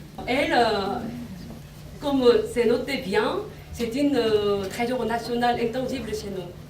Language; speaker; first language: French; non-native, fluent; Korean